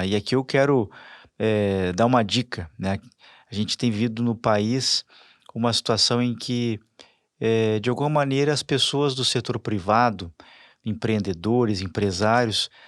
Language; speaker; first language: Portuguese; native; Portuguese